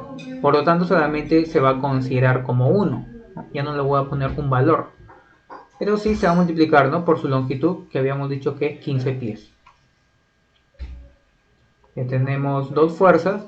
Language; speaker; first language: Spanish; native; Spanish